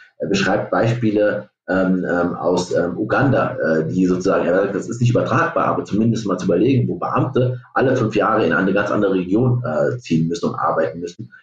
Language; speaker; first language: German; native; German